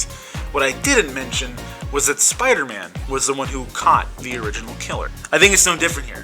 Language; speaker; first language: English; native; English